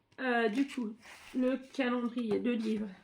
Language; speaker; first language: French; native; French